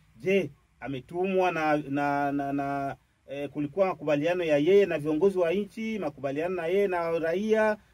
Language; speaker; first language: Swahili; native; Swahili